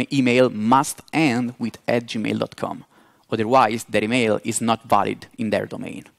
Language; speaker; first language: English; non-native, fluent; Italian